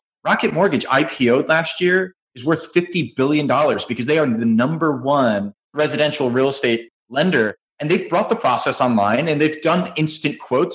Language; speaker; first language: English; native; English